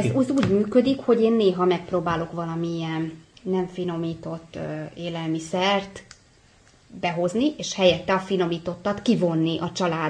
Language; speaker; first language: Hungarian; native; Hungarian